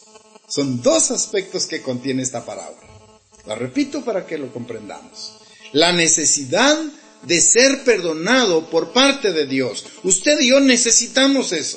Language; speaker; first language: Spanish; native; Spanish